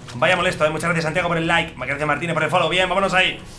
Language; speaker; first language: Spanish; native; Spanish